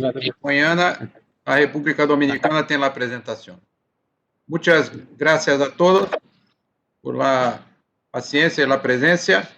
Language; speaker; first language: Spanish; non-native, learner; Portuguese